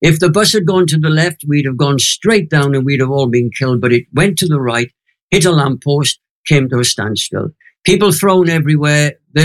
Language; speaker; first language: English; native; English